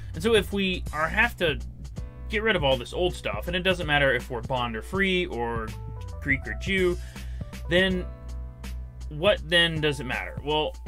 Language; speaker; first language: English; native; English